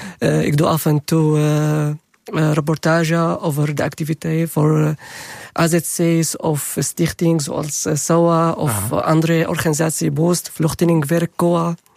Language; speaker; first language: Dutch; non-native, learner; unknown